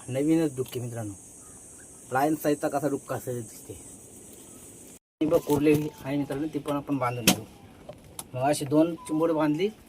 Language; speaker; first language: Marathi; native; Marathi